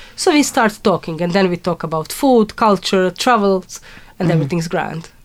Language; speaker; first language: English; non-native, fluent; Croatian